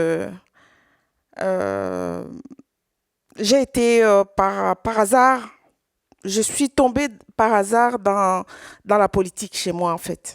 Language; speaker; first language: French; non-native, local second language; Swahili